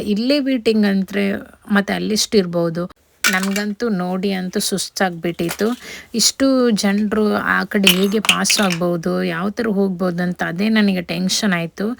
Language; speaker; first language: Kannada; non-native, local second language; Malayalam